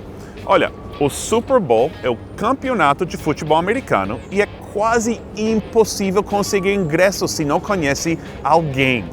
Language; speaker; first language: Portuguese; non-native, fluent; English